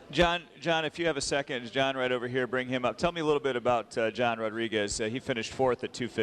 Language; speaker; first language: English; native; English